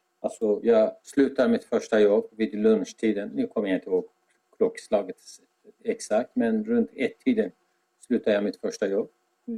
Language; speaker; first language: Swedish; non-native, fluent; Azerbaijani